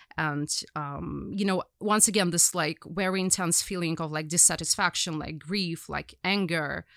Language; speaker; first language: English; non-native, fluent; Ukrainian